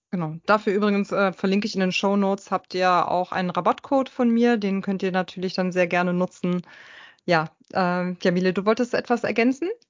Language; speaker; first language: German; native; German